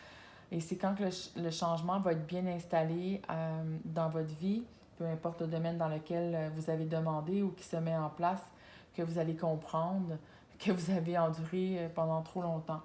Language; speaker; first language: French; native; French